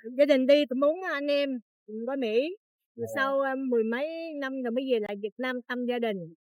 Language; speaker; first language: Vietnamese; native; Vietnamese